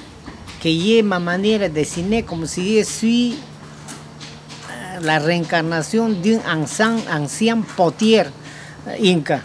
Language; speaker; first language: French; non-native, learner; Spanish